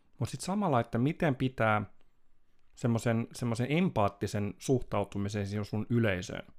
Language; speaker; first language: Finnish; native; Finnish